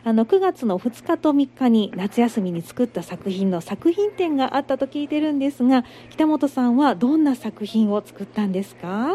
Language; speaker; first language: Japanese; native; Japanese